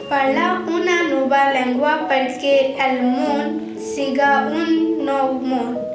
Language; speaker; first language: Catalan; non-native, learner; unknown